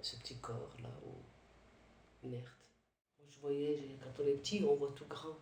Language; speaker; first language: French; early bilingual, other home language; Arabic